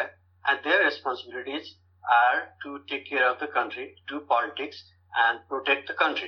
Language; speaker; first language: English; non-native, fluent; Nepali